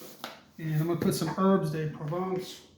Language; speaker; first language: English; native; English